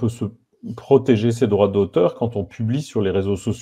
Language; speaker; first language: French; native; French